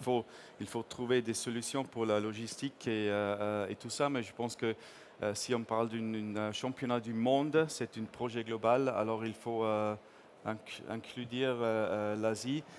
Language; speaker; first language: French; non-native, fluent; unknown